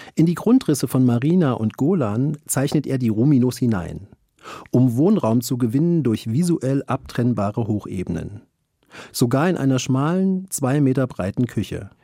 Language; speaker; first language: German; native; German